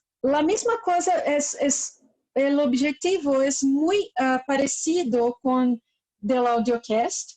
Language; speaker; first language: Spanish; non-native, fluent; Portuguese